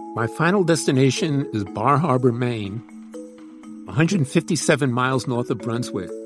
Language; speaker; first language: English; native; English